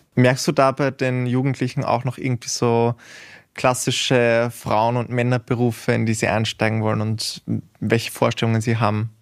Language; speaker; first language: German; native; German